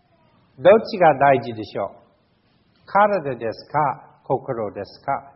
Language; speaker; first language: Japanese; non-native, fluent; English